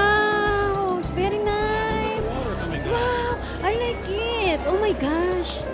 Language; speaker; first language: English; non-native, local second language; Filipino